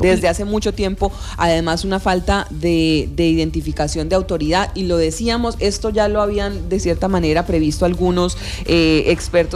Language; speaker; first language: Spanish; native; Spanish